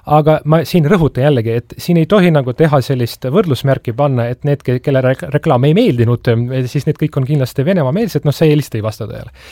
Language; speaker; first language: Estonian; non-native, local second language; Russian